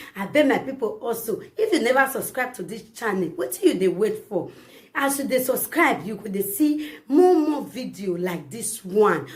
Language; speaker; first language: Nigerian Pidgin; native; Nigerian Pidgin